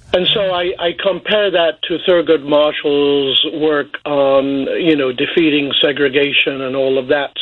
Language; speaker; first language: English; native; English